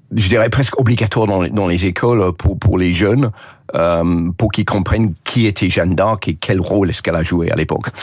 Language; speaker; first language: French; non-native, fluent; English